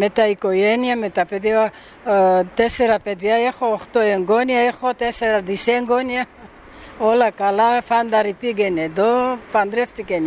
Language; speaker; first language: Greek; early bilingual, heritage; Greek